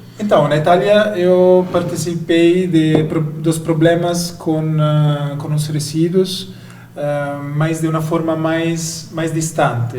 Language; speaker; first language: Portuguese; non-native, fluent; Italian